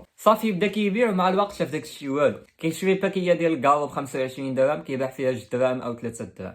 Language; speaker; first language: Arabic; native; Arabic